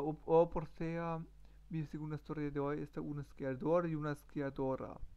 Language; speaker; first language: Spanish; non-native, learner; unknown